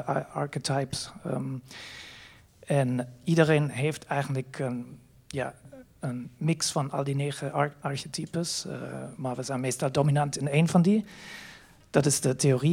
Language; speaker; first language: Dutch; non-native, fluent; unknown